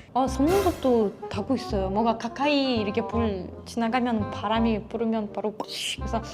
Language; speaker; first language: Korean; non-native, fluent; Ukrainian